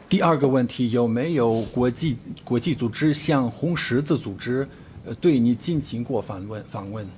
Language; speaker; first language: Chinese; non-native, fluent; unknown